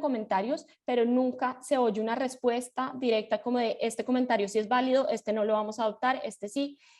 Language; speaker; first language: Spanish; native; Spanish